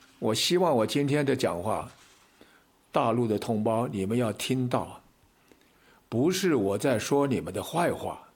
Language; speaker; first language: Chinese; native; Chinese